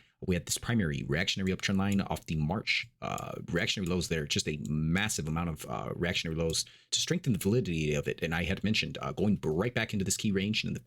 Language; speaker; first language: English; native; English